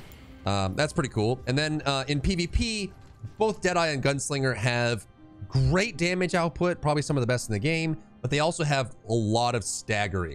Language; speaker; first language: English; native; English